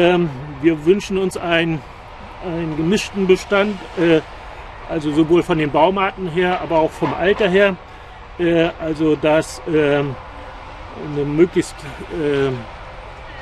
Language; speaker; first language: German; native; German